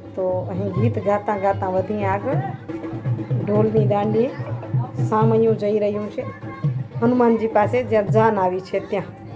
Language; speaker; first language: Gujarati; native; Gujarati